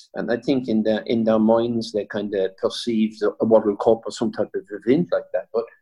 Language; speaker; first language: English; native; English